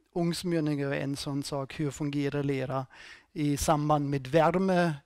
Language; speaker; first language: Swedish; non-native, fluent; German